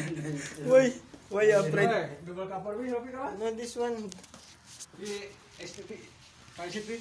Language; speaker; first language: English; non-native, learner; Filipino